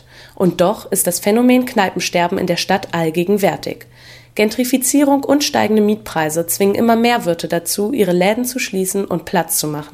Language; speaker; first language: German; native; German